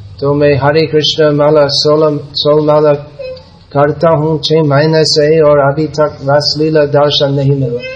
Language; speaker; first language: Hindi; non-native, fluent; English